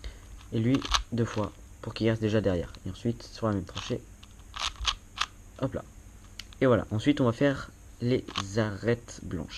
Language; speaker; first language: French; native; French